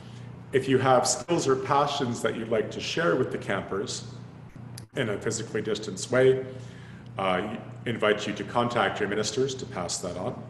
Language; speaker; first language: English; native; English